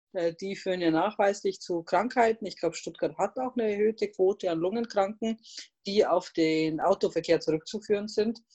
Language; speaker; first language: German; non-native, fluent; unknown